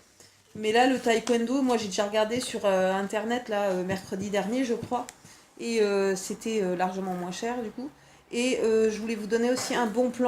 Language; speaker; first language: French; native; French